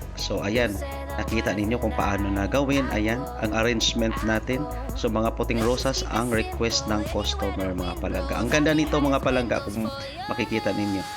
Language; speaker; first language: Filipino; non-native, local second language; Cebuano